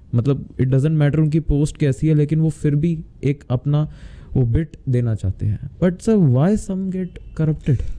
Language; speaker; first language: Hindi; native; Hindi